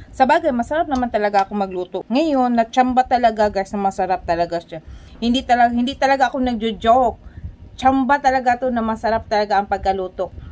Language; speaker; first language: Filipino; non-native, local second language; Cebuano